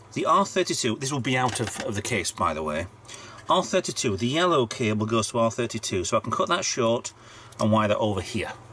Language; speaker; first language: English; native; English